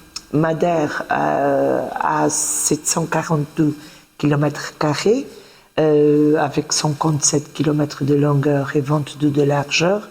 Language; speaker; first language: French; non-native, fluent; Portuguese